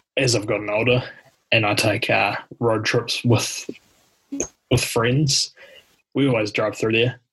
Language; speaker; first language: English; native; English